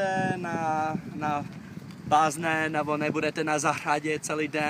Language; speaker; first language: Czech; non-native, fluent; English